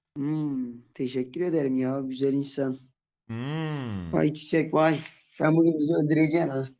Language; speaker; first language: Turkish; native; Turkish